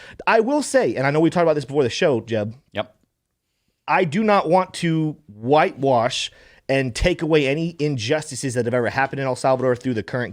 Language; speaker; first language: English; native; English